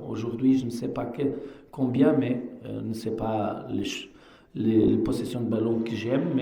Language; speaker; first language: French; non-native, fluent; Portuguese